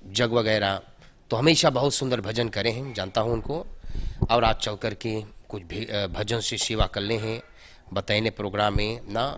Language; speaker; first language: Hindi; early bilingual, heritage; Hindi